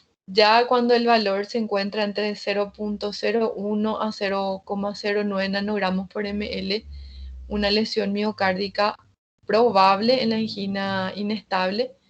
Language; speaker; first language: Spanish; native; Spanish